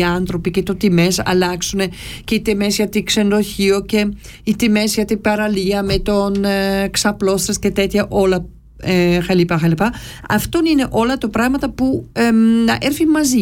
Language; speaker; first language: Greek; non-native, learner; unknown